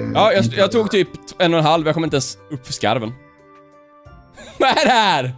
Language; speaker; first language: Swedish; native; Swedish